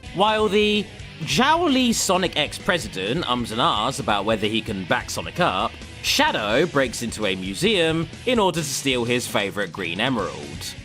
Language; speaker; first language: English; native; English